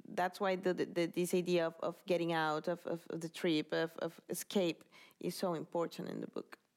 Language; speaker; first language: English; non-native, fluent; Spanish